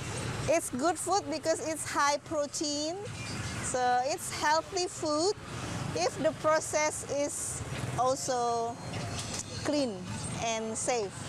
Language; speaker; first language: English; non-native, fluent; Indonesian